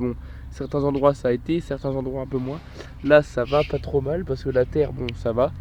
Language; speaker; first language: French; native; French